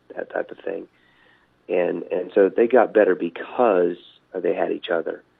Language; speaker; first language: English; native; English